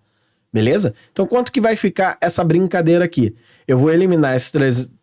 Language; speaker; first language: Portuguese; native; Portuguese